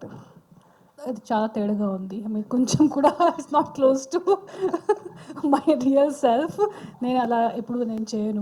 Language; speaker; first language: Telugu; non-native, local second language; Hindi